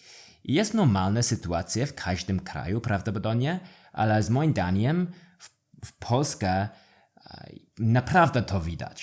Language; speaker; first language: Polish; non-native, learner; English